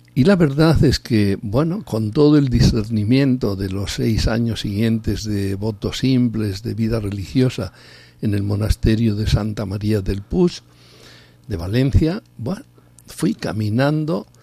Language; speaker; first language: Spanish; native; Spanish